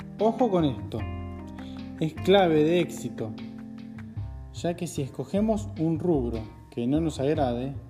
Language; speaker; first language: Spanish; native; Spanish